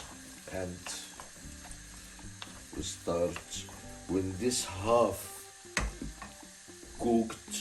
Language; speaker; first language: English; non-native, learner; Arabic